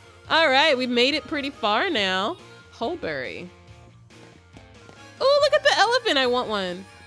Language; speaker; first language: English; native; English